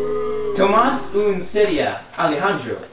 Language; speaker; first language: Spanish; non-native, learner; English